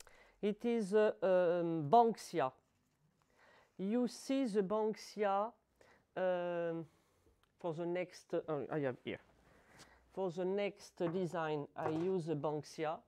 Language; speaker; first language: English; non-native, learner; French